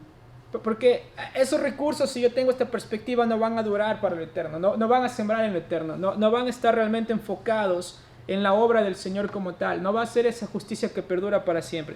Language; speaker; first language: Spanish; native; Spanish